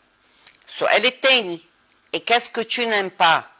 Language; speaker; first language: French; non-native, fluent; Arabic